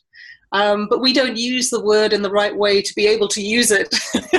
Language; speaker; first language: English; native; English